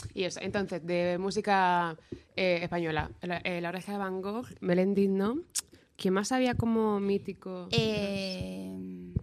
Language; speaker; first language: Spanish; native; Spanish